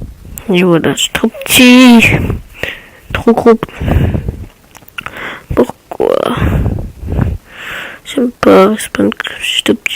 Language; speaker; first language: French; native; French